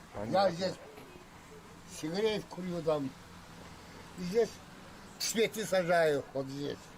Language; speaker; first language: Russian; non-native, fluent; Azerbaijani